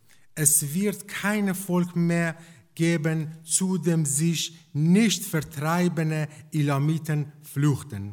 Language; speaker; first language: German; non-native, fluent; Persian